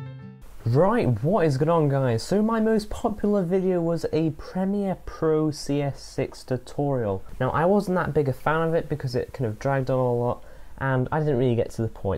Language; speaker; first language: English; native; English